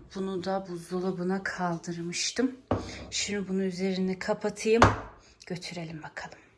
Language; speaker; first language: Turkish; native; Turkish